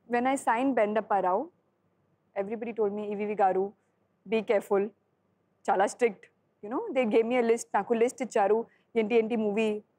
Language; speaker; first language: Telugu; non-native, learner; Sindhi